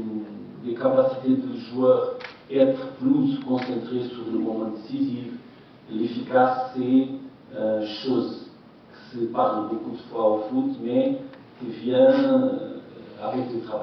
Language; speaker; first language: French; non-native, learner; Portuguese